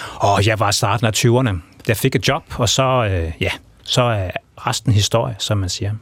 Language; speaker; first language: Danish; native; Danish